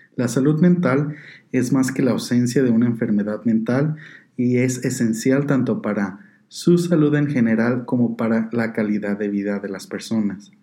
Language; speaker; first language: Spanish; native; Spanish